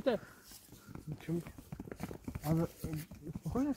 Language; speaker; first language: Russian; non-native, learner; Turkish